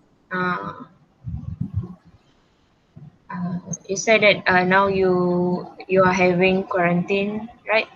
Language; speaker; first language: English; non-native, local second language; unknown